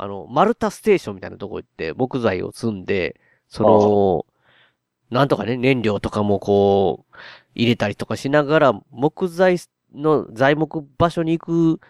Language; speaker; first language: Japanese; native; Japanese